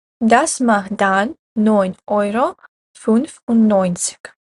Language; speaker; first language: German; non-native, fluent; Ukrainian